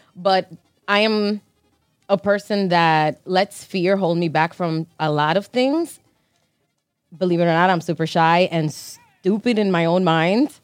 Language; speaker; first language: English; early bilingual, other home language; Spanish